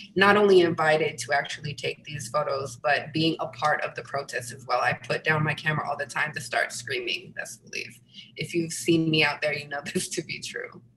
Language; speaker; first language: English; native; English